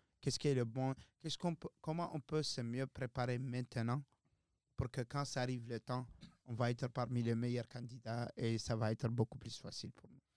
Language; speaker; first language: French; non-native, local second language; Arabic